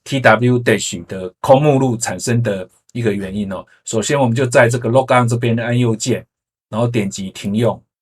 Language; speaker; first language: Chinese; native; Chinese